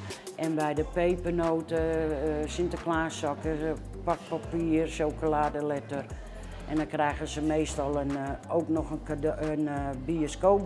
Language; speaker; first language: Dutch; non-native, fluent; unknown